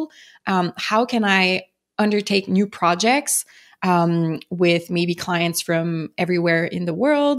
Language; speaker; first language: English; non-native, fluent; French